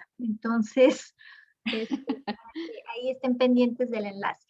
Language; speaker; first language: Spanish; native; Spanish